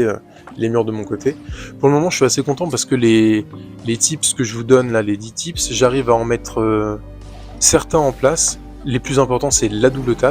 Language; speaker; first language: French; native; French